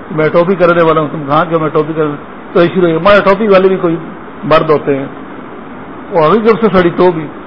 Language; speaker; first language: Urdu; non-native, local second language; Pashto